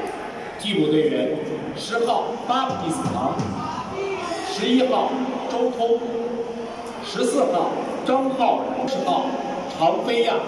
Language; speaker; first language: Chinese; native; Chinese